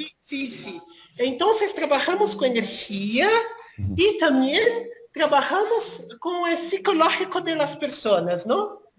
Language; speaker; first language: Portuguese; non-native, fluent; Spanish